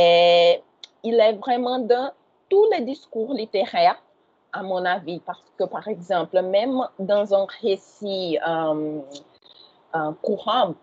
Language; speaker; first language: French; non-native, fluent; Portuguese